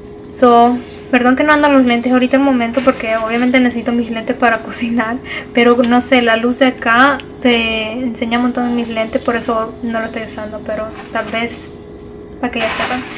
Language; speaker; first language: Spanish; early bilingual, heritage; Spanish